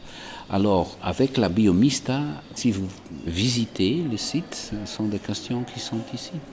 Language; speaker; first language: French; non-native, local second language; Dutch